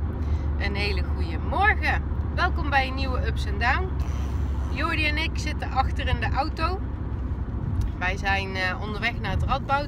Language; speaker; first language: Dutch; native; Dutch